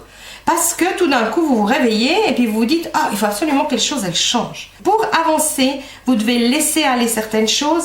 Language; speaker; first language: French; native; French